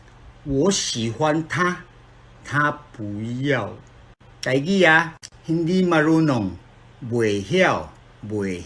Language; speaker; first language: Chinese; non-native, fluent; Filipino